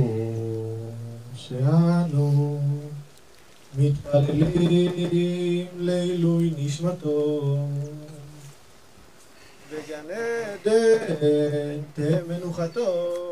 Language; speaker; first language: Hebrew; native; Hebrew